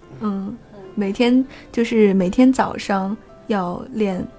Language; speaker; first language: Chinese; native; Chinese